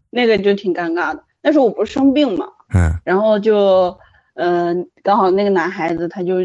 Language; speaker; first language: Chinese; native; Chinese